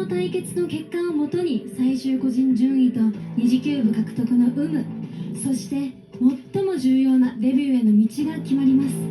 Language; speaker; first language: Japanese; native; Japanese